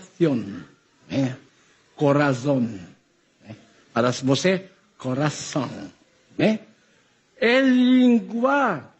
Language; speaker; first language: Portuguese; non-native, learner; Filipino